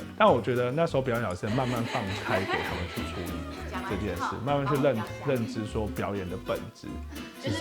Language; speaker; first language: Chinese; native; Chinese